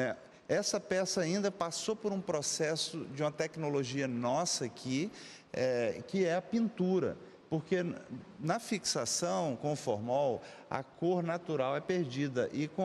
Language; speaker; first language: Portuguese; native; Portuguese